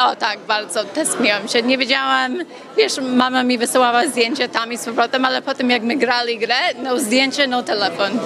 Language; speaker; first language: Polish; early bilingual, heritage; English